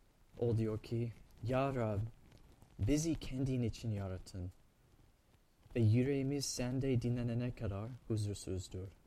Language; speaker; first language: Turkish; non-native, fluent; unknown